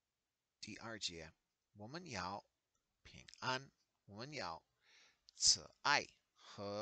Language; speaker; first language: Chinese; non-native, learner; English